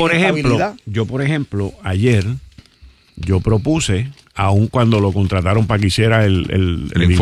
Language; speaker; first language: Spanish; native; Spanish